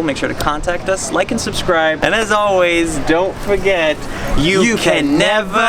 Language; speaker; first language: English; native; English